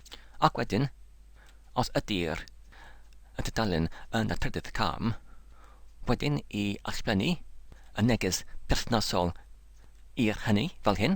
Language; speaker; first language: Welsh; non-native, learner; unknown